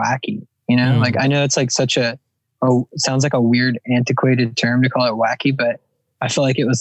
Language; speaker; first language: English; native; English